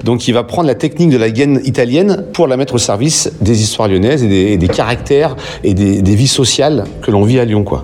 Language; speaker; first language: French; native; French